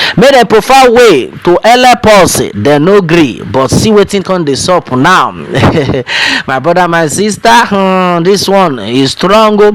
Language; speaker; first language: Nigerian Pidgin; non-native, local second language; Yoruba